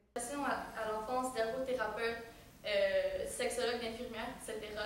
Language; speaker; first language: French; native; French